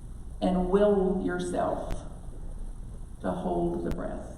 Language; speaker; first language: English; native; English